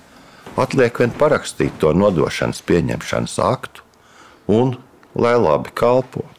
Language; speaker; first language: Latvian; native; Latvian